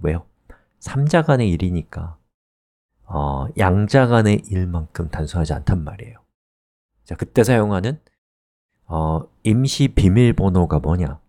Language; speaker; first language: Korean; native; Korean